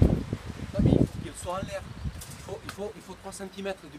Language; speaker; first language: French; native; French